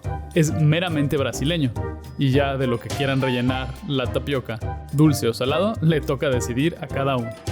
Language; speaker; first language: Spanish; native; Spanish